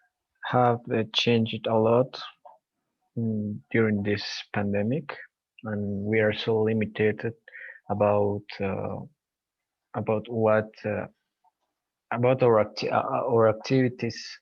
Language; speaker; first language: English; non-native, learner; Spanish